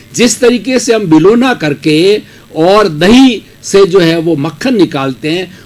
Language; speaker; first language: Hindi; native; Hindi